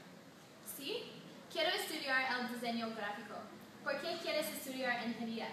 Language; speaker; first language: Spanish; non-native, learner; English